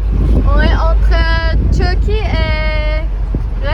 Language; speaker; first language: French; non-native, learner; Chinese